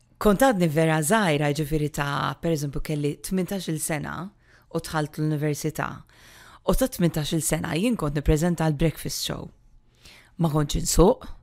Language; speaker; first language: Maltese; native; Maltese